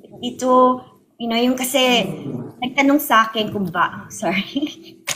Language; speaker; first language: Filipino; early bilingual, heritage; Filipino